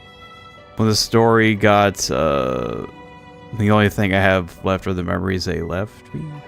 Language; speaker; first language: English; native; English